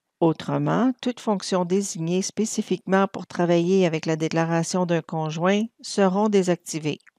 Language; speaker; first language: French; native; French